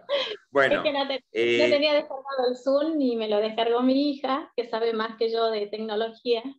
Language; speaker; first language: Spanish; native; Spanish